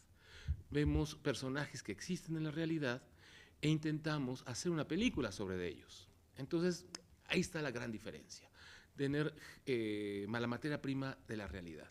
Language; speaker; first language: Spanish; native; Spanish